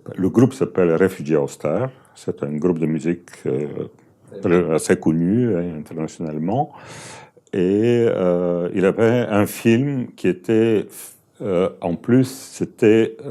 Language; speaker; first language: French; non-native, fluent; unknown